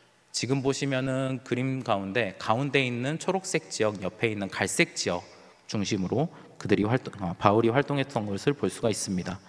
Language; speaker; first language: Korean; native; Korean